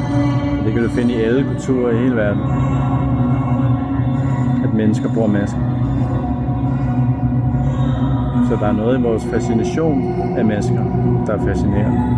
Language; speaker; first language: Danish; native; Danish